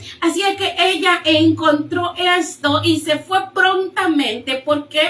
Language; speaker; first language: Spanish; native; Spanish